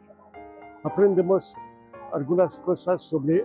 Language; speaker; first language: Spanish; non-native, fluent; French